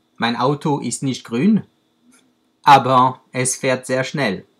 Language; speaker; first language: German; non-native, fluent; French